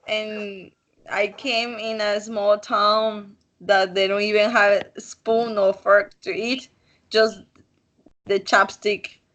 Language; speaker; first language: English; non-native, learner; Spanish